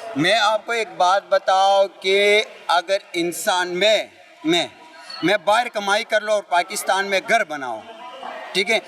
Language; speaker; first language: Urdu; non-native, local second language; Pashto